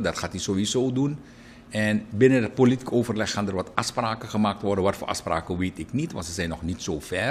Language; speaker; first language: Dutch; native; Dutch